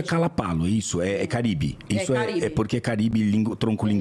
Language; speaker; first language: Portuguese; native; Portuguese